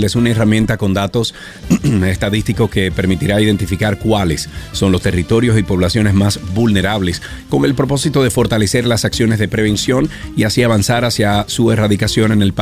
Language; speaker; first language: Spanish; native; Spanish